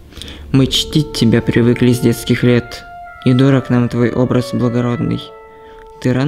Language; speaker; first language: Russian; native; Russian